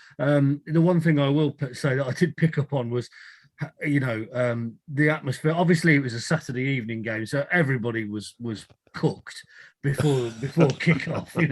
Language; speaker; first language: English; native; English